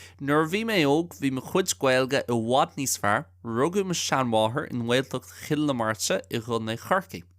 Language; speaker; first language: Irish; non-native, local second language; English